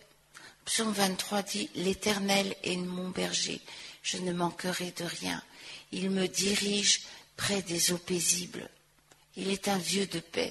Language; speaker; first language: French; native; French